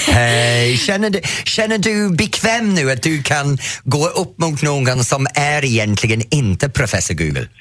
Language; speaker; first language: Swedish; non-native, fluent; English